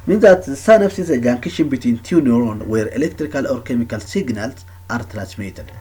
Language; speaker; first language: English; non-native, local second language; Amharic